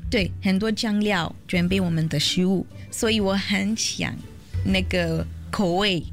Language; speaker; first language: Chinese; non-native, learner; Portuguese